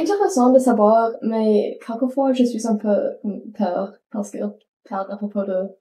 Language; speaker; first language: French; non-native, learner; English